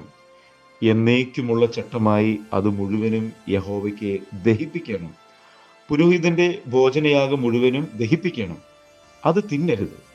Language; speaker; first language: Malayalam; native; Malayalam